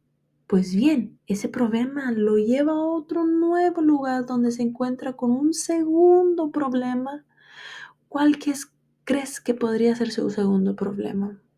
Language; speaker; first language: Spanish; early bilingual, heritage; Spanish